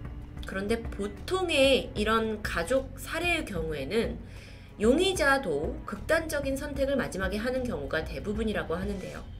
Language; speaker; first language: Korean; native; Korean